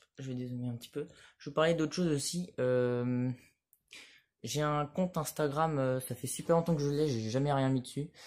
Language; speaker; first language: French; native; French